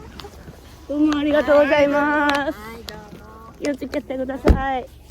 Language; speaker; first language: Japanese; non-native, learner; Korean